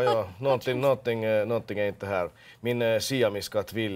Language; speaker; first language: Swedish; non-native, local second language; Finnish